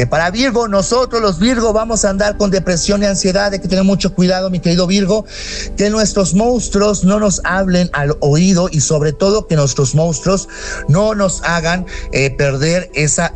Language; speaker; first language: Spanish; native; Spanish